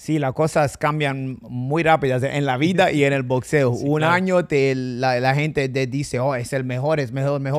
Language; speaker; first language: Spanish; non-native, fluent; English